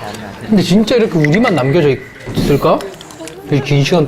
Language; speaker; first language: Korean; native; Korean